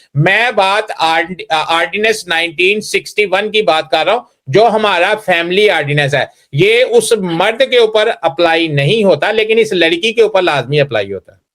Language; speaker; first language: Urdu; native; Urdu